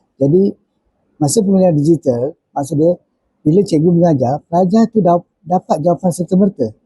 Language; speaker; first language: Malay; non-native, local second language; Tamil